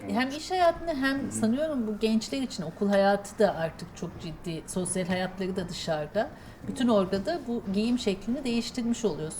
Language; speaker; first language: Turkish; native; Turkish